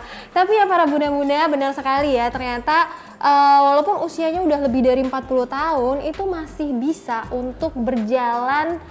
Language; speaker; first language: Indonesian; native; Indonesian